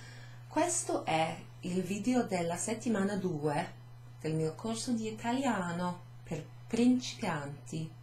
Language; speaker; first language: Italian; non-native, fluent; English